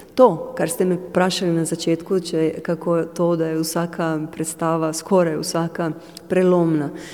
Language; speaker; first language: Slovenian; non-native, fluent; Romanian